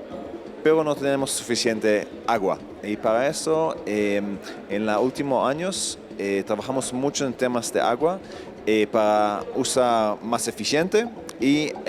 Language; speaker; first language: Spanish; non-native, fluent; Hebrew